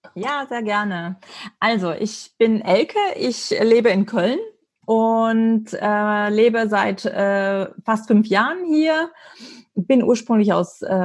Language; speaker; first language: German; native; German